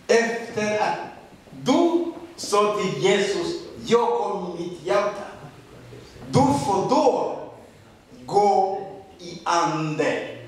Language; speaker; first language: Swedish; non-native, learner; Rundi